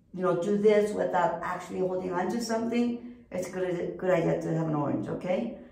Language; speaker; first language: English; non-native, fluent; Korean